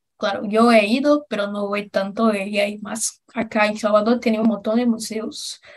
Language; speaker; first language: Spanish; non-native, learner; Portuguese